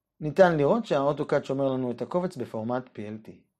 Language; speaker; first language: Hebrew; native; Hebrew